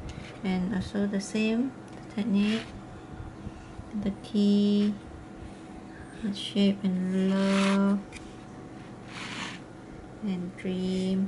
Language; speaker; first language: English; non-native, learner; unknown